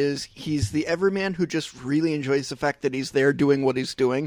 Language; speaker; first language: English; native; English